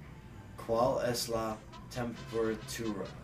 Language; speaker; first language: Spanish; non-native, learner; English